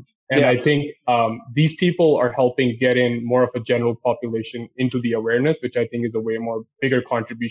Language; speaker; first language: English; non-native, local second language; Urdu